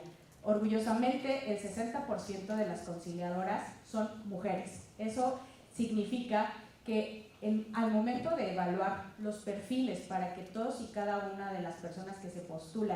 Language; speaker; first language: Spanish; native; Spanish